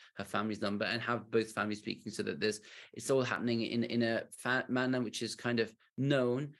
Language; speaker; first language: English; native; English